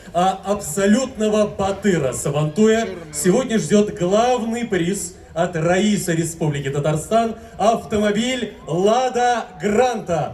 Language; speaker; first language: Russian; native; Russian